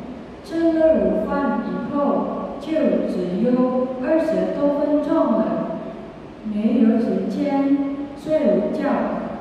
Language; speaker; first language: Chinese; non-native, learner; Indonesian